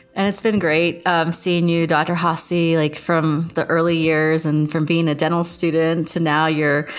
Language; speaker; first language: English; native; English